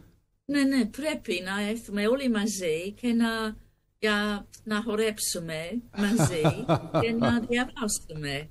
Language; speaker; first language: Greek; non-native, learner; English